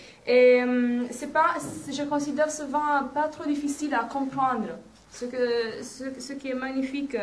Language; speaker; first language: French; non-native, fluent; Romanian